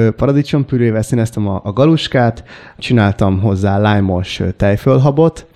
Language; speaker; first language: Hungarian; native; Hungarian